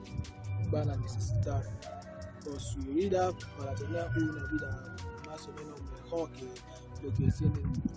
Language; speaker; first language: Spanish; non-native, fluent; French